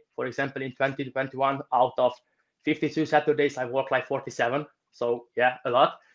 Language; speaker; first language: English; non-native, fluent; Romanian